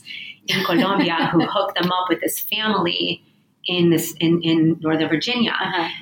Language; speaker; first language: English; early bilingual, other home language; Spanish